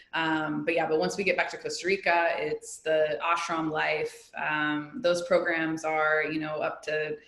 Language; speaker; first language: English; native; English